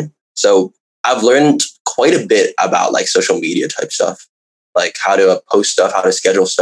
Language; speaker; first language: English; non-native, local second language; Cantonese